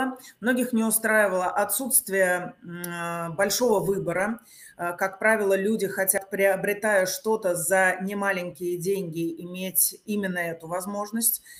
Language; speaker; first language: Russian; native; Russian